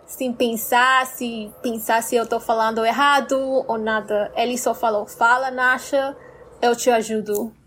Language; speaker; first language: Portuguese; non-native, fluent; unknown